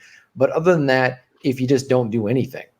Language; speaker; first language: English; native; English